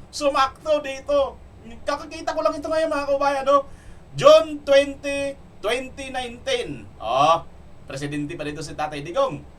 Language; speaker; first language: Filipino; non-native, local second language; Cebuano